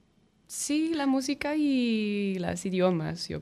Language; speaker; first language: Spanish; non-native, fluent; English